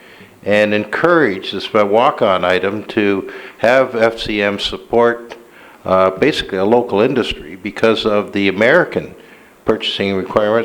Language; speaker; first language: English; native; English